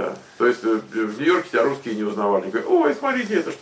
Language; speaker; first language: Russian; native; Russian